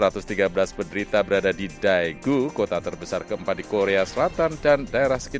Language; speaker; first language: Indonesian; native; Indonesian